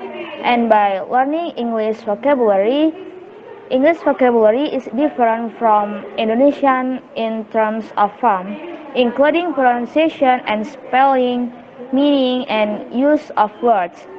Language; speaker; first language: English; non-native, learner; Indonesian